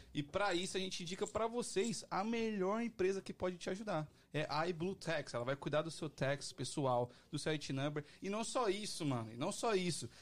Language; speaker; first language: Portuguese; native; Portuguese